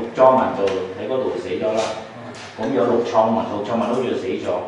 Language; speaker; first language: Cantonese; native; Cantonese